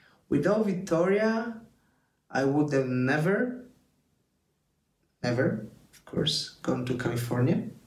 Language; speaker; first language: English; non-native, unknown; Italian